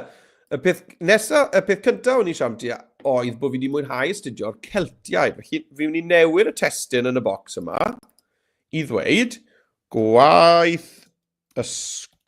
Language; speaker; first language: Welsh; native; Welsh